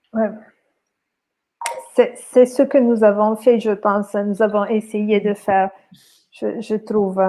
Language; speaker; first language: French; non-native, fluent; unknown